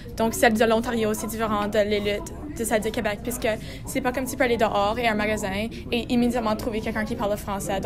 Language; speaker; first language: French; non-native, local second language; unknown